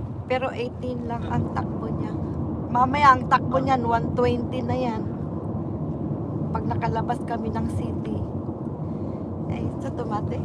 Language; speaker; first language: Filipino; non-native, local second language; Cebuano